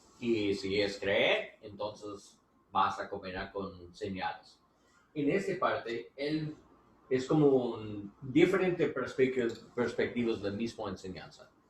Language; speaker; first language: Spanish; non-native, learner; English